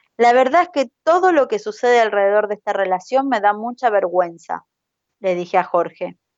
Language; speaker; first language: Spanish; native; Spanish